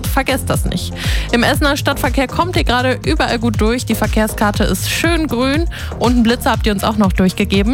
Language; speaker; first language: German; native; German